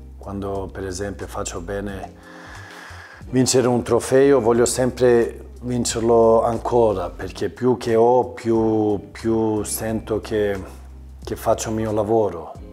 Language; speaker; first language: Italian; non-native, learner; Swedish